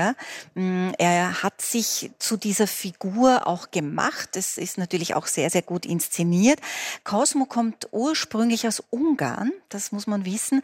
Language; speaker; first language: German; native; German